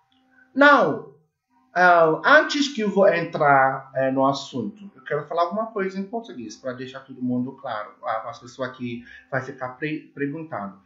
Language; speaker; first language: Portuguese; non-native, learner; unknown